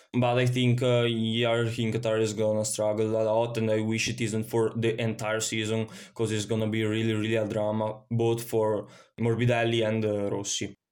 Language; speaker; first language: English; non-native, fluent; Italian